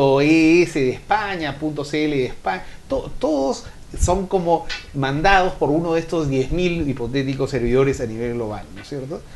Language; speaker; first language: Spanish; native; Spanish